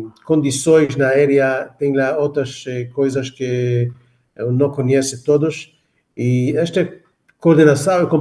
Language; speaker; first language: Portuguese; non-native, fluent; Hebrew